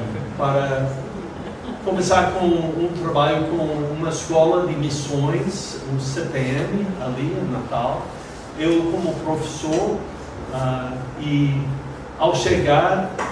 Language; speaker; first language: Portuguese; non-native, fluent; English